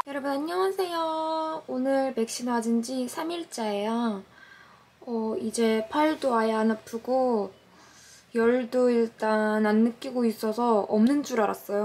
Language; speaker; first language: Korean; non-native, fluent; Russian